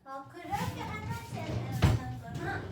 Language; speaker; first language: Korean; non-native, fluent; Japanese